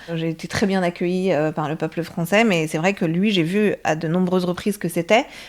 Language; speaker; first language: French; early bilingual, other home language; Persian